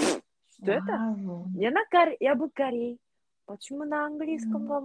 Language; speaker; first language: Russian; non-native, learner; Korean